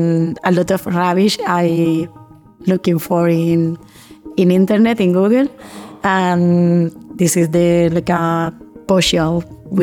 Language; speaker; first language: English; non-native, learner; Spanish